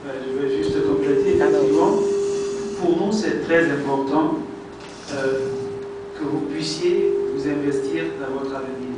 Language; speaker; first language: French; native; French